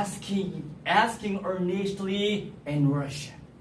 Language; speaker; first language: English; non-native, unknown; Korean